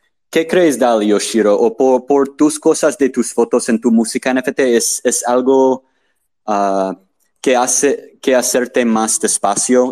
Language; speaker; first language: Spanish; non-native, learner; English